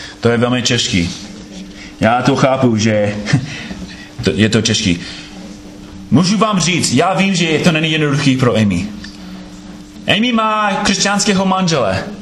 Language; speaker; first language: Czech; non-native, fluent; English